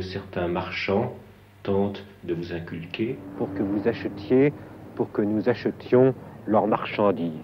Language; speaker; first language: French; native; French